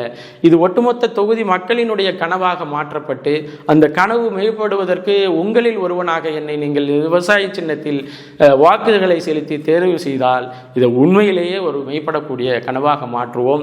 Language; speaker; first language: Tamil; native; Tamil